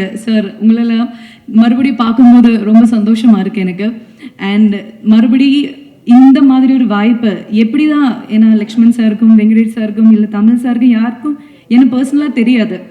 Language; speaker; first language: Tamil; non-native, fluent; Malayalam